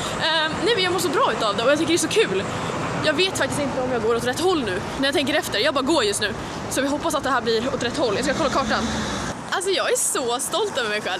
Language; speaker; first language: Swedish; native; Swedish